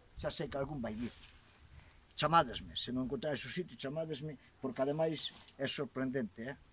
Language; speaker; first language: Galician; native; Galician